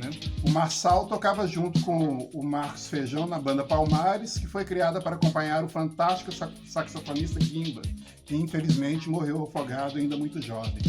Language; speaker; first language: Portuguese; native; Portuguese